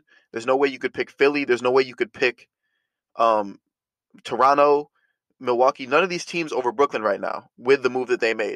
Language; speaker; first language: English; native; English